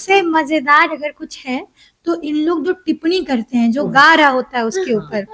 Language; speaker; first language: Hindi; native; Hindi